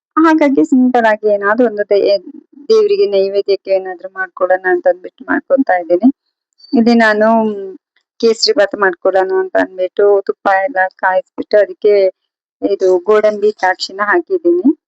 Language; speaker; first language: Kannada; non-native, local second language; Tulu